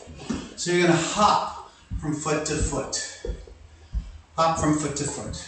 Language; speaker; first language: English; native; English